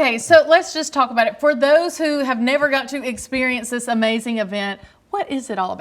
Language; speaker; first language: English; native; English